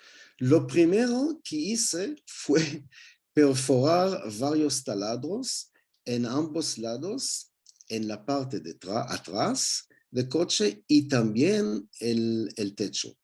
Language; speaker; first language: Spanish; non-native, learner; Hebrew